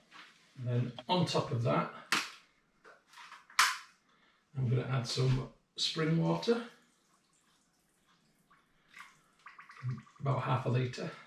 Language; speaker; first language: English; native; English